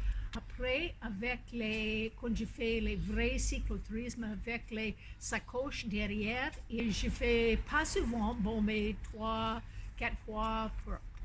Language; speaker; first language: French; non-native, fluent; English